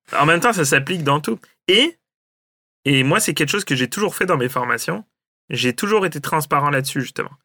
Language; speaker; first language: French; native; French